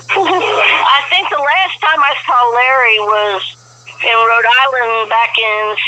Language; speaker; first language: English; native; English